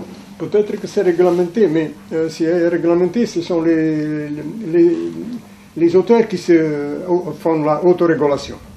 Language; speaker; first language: French; non-native, fluent; Italian